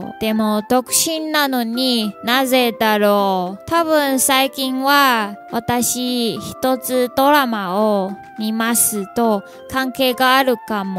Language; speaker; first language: Japanese; non-native, learner; Chinese